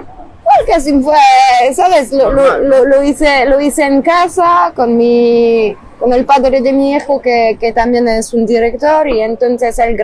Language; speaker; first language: Spanish; non-native, fluent; French